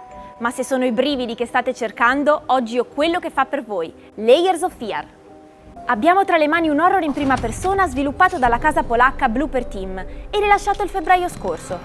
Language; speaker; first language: Italian; native; Italian